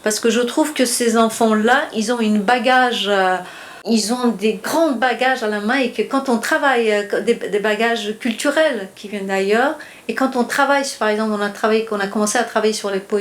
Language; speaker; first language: French; non-native, fluent; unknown